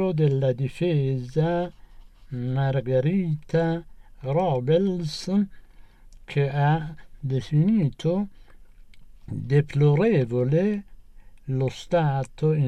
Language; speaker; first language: Italian; non-native, fluent; Persian